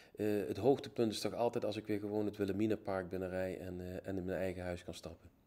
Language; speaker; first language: Dutch; native; Dutch